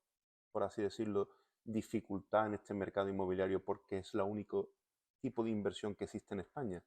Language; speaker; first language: Spanish; native; Spanish